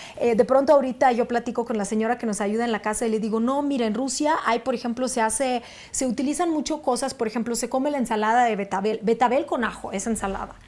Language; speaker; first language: Spanish; non-native, fluent; Russian